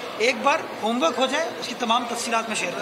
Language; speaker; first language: Urdu; native; Urdu